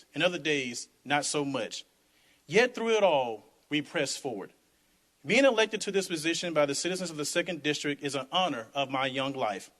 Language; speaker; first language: English; native; English